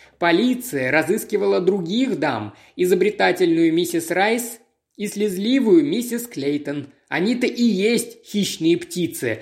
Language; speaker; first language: Russian; native; Russian